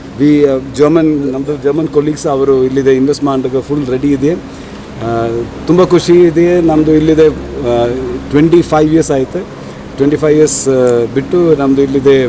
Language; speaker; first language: Kannada; non-native, local second language; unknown